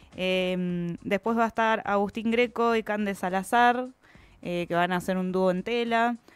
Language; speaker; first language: Spanish; native; Spanish